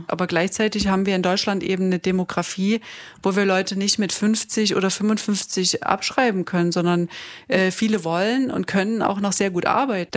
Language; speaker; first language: German; native; German